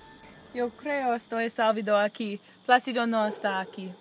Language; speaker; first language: Spanish; non-native, learner; English